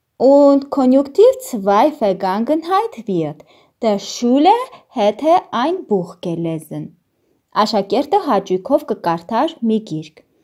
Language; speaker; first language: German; non-native, learner; Armenian